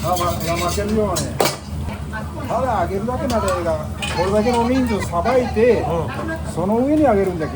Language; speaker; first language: Japanese; native; Japanese